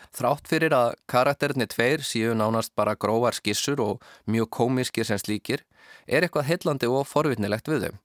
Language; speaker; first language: Icelandic; native; Icelandic